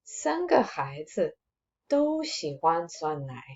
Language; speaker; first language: Chinese; non-native, fluent; English